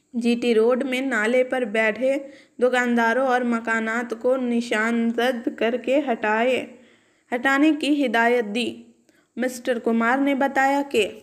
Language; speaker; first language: Hindi; non-native, local second language; Urdu